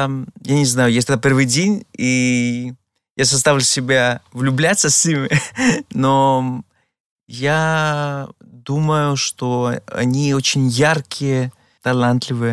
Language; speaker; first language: Russian; non-native, fluent; Greek